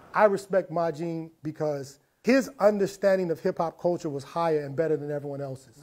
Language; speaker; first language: English; native; English